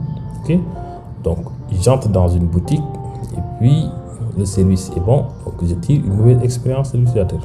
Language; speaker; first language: French; non-native, local second language; Wolof